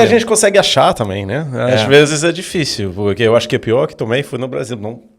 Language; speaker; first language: Portuguese; non-native, fluent; Swedish